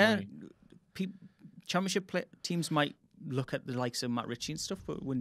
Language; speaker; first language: English; native; English